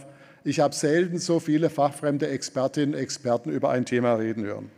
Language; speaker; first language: German; native; German